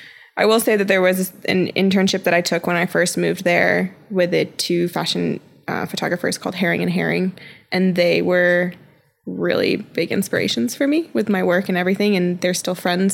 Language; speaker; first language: English; native; English